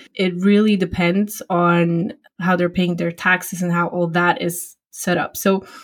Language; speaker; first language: English; non-native, fluent; Polish